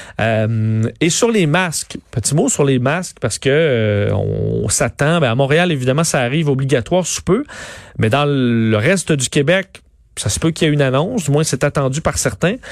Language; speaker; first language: French; native; French